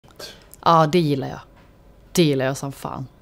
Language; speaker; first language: Swedish; native; Swedish